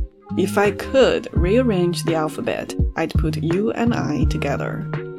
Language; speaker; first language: English; non-native, fluent; Chinese